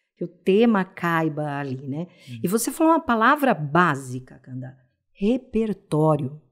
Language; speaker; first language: Portuguese; native; Portuguese